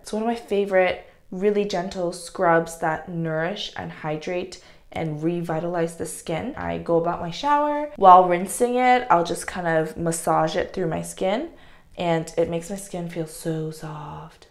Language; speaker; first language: English; early bilingual, other home language; Korean